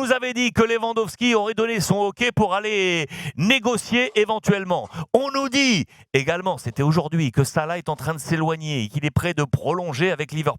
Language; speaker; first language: French; native; French